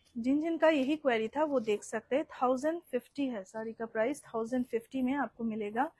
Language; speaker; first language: Hindi; non-native, local second language; Bangla